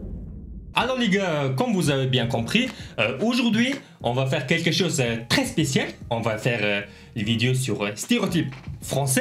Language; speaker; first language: French; non-native, learner; Mongolian